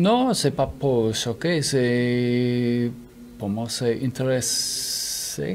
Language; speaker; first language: French; non-native, learner; English